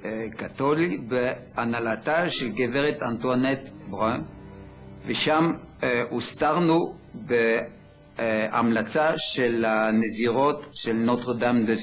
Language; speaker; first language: Hebrew; early bilingual, other home language; French